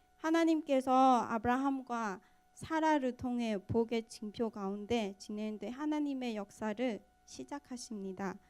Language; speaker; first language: Korean; non-native, fluent; Burmese